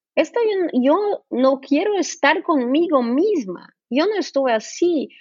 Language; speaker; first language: Spanish; non-native, fluent; Polish